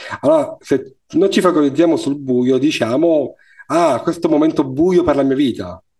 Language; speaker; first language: Italian; native; Italian